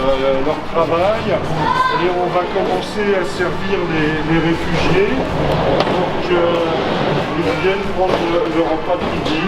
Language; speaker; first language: French; non-native, fluent; Greek